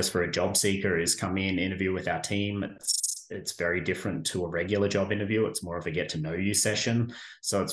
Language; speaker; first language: English; native; English